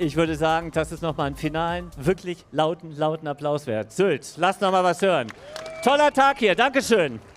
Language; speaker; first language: German; native; German